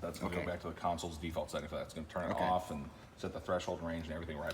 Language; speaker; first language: English; native; English